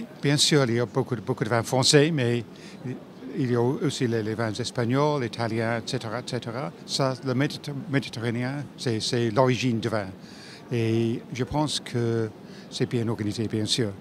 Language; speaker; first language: French; non-native, fluent; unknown